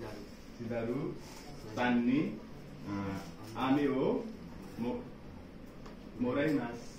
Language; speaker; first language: Japanese; non-native, learner; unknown